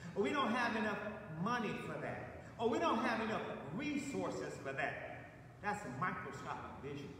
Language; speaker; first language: English; native; English